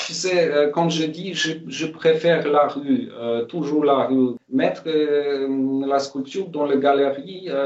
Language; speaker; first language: French; non-native, fluent; Polish